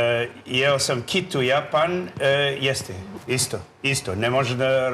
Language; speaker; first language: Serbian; non-native, learner; English